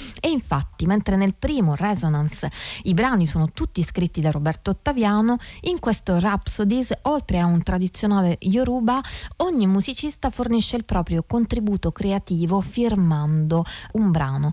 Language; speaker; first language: Italian; native; Italian